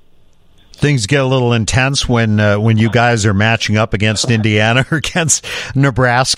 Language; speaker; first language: English; native; English